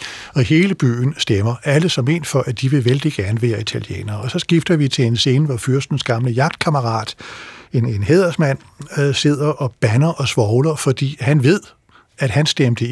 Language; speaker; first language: Danish; native; Danish